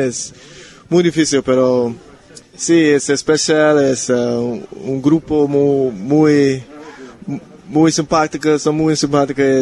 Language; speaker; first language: Spanish; non-native, learner; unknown